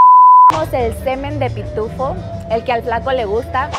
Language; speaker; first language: Spanish; native; Spanish